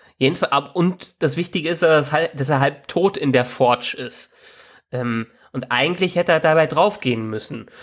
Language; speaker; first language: German; native; German